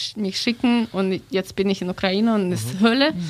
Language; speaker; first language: German; non-native, fluent; Russian